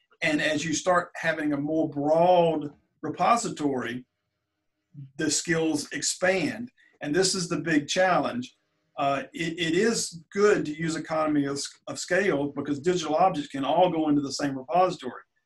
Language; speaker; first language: English; native; English